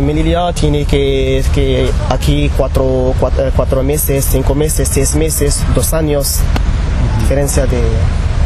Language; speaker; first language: Spanish; non-native, learner; Arabic